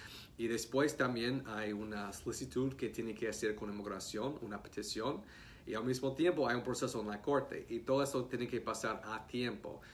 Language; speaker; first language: Spanish; non-native, fluent; English